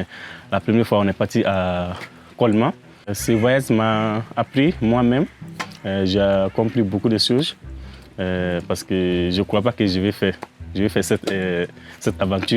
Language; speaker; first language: French; non-native, learner; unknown